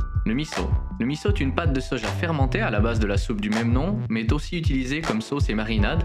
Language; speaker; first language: French; native; French